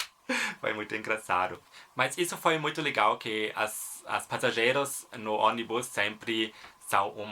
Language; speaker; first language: Portuguese; non-native, fluent; German